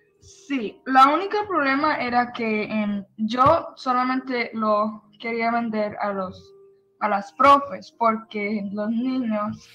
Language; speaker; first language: Spanish; early bilingual, heritage; Spanish